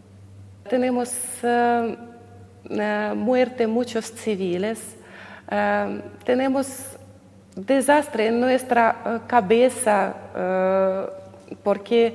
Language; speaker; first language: Spanish; non-native, learner; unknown